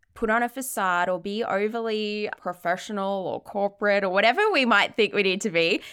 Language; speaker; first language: English; native; English